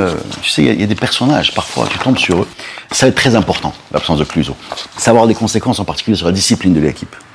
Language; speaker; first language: French; non-native, local second language; Arabic